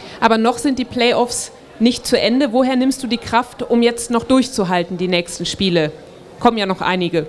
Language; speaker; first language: German; native; German